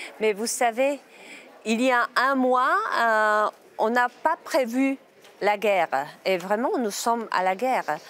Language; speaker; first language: French; non-native, learner; Czech